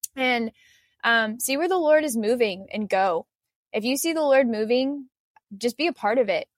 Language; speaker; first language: English; native; English